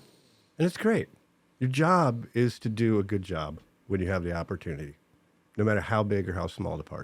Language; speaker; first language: English; native; English